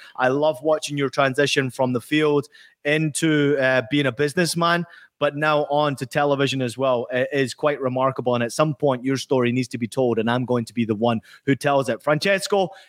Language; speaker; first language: English; native; English